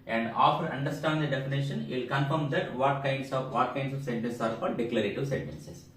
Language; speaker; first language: English; non-native, local second language; Telugu